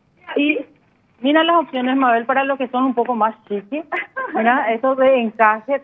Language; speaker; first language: Spanish; native; Spanish